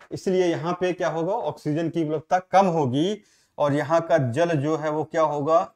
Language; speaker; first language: Hindi; native; Hindi